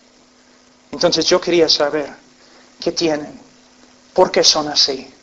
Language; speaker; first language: Spanish; non-native, fluent; English